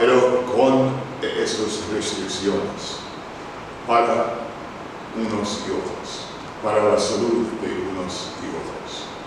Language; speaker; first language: Spanish; non-native, learner; English